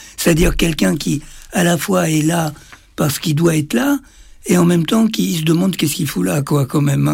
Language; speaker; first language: French; native; French